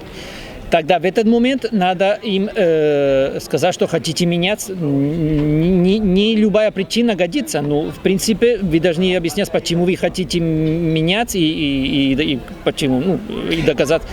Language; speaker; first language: Russian; non-native, fluent; Spanish